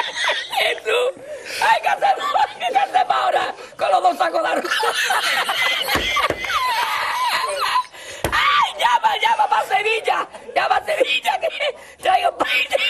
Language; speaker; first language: Spanish; native; Spanish